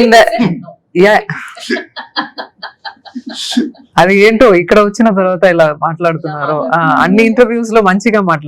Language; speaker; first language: Telugu; non-native, learner; Tamil